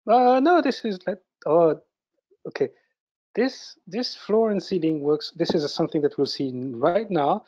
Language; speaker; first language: English; early bilingual, other home language; French